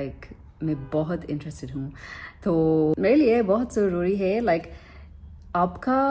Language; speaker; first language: Hindi; non-native, learner; English